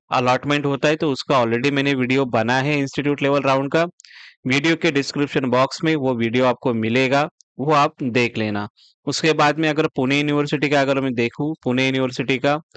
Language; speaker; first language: Hindi; non-native, local second language; Marathi